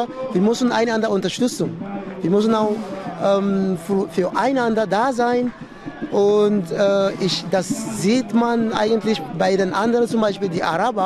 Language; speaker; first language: German; non-native, fluent; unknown